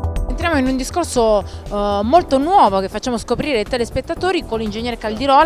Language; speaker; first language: Italian; native; Italian